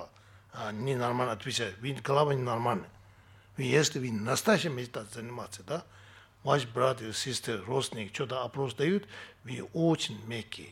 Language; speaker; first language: Russian; non-native, learner; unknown